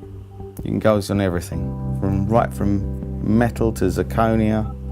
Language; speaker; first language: English; native; English